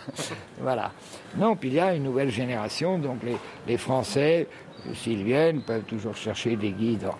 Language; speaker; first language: French; early bilingual, heritage; French